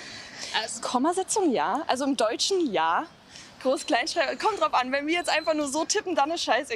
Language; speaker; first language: German; native; German